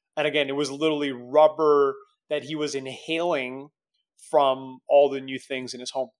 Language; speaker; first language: English; native; English